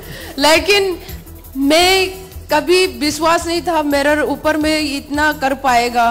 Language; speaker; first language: Hindi; non-native, local second language; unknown